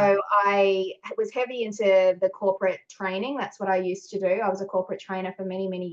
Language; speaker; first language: English; native; English